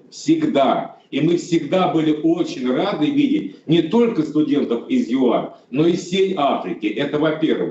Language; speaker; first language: Russian; native; Russian